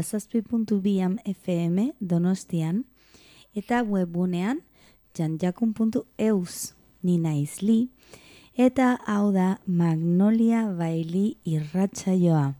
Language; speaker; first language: Basque; non-native, local second language; Spanish